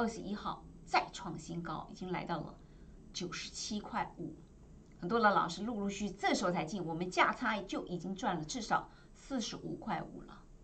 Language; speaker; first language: Chinese; native; Chinese